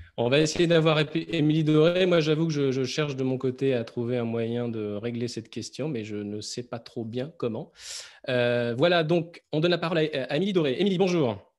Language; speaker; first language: French; native; French